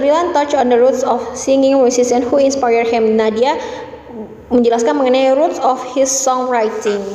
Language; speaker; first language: English; non-native, fluent; Indonesian